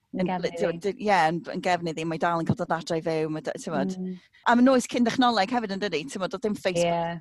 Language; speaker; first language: Welsh; native; Welsh